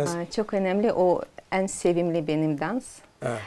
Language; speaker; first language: Turkish; non-native, learner; Azerbaijani